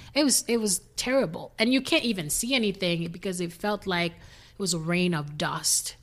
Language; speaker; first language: English; non-native, fluent; Haitian Creole